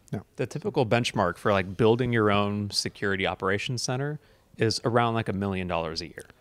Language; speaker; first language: English; native; English